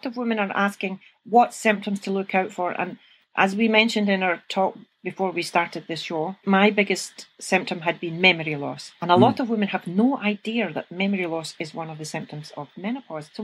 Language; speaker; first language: English; native; English